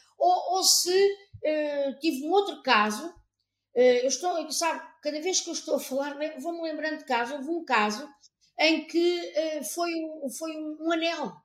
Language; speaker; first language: Portuguese; native; Portuguese